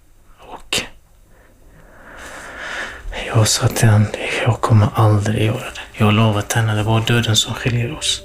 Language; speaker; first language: Swedish; non-native, learner; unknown